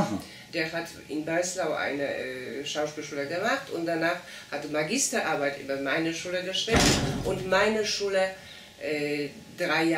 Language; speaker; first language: German; non-native, fluent; Polish